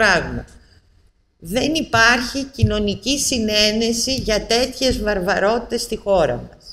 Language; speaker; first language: Greek; native; Greek